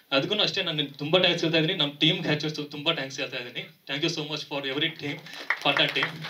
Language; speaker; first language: Kannada; non-native, local second language; Telugu